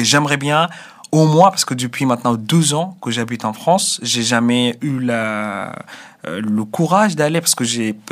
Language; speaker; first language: French; non-native, fluent; Arabic